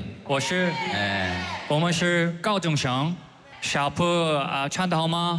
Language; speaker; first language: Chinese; non-native, learner; Korean